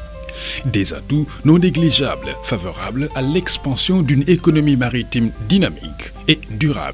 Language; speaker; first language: French; non-native, local second language; Wolof